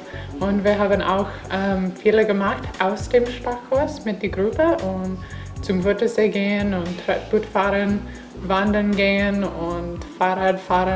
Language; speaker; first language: German; non-native, learner; English